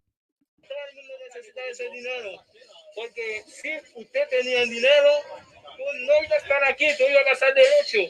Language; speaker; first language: Spanish; non-native, learner; Haitian Creole